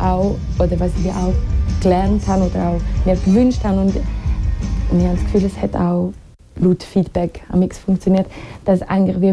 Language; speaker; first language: German; native; German